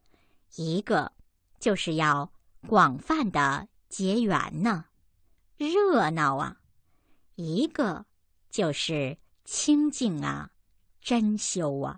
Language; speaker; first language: Chinese; native; Chinese